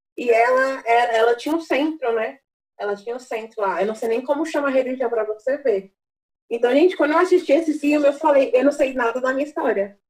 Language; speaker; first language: Portuguese; early bilingual, other home language; English